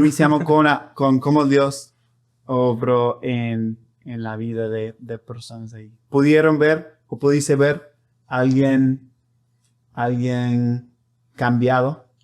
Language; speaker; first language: Spanish; non-native, fluent; English